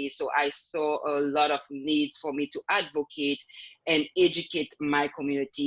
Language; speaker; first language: English; non-native, fluent; Haitian Creole